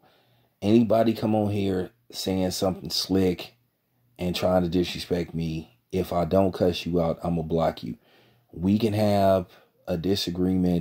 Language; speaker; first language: English; native; English